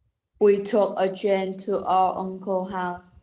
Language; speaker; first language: English; non-native, learner; Vietnamese